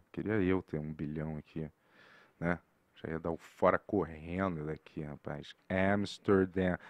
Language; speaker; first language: Portuguese; native; Portuguese